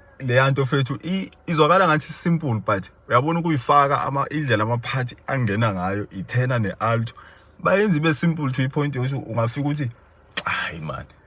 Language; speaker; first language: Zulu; native; Zulu